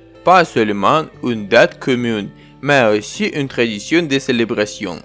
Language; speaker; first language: French; non-native, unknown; Ukrainian